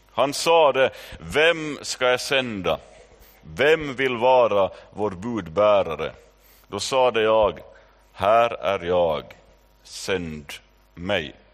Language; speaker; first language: Swedish; native; Swedish